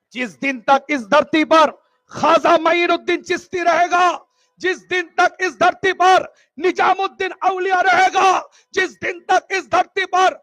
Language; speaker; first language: Hindi; non-native, local second language; Bangla